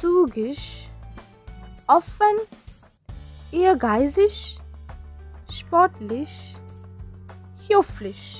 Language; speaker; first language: German; non-native, learner; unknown